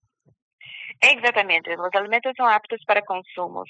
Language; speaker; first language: Spanish; non-native, learner; Portuguese